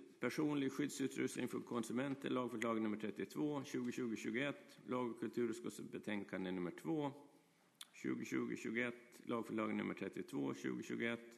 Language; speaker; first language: Swedish; native; Swedish